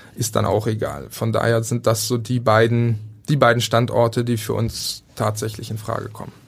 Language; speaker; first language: German; native; German